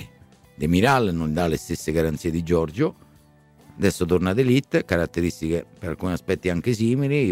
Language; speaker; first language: Italian; native; Italian